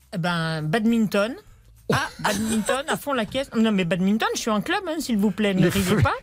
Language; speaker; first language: French; native; French